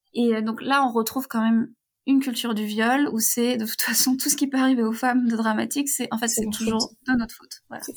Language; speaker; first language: French; native; French